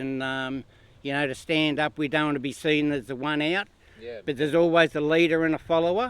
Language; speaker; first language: English; native; English